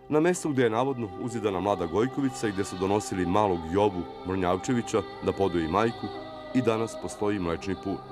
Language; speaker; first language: Bosnian; native; Bosnian